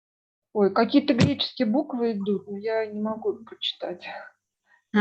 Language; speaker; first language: Russian; native; Russian